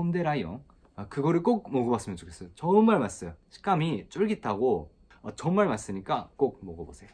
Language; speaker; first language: Korean; non-native, fluent; Japanese